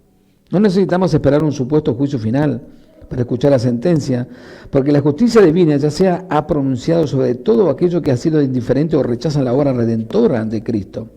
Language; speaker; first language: Spanish; native; Spanish